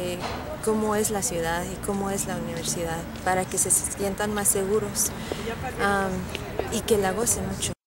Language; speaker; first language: Spanish; early bilingual, heritage; Spanish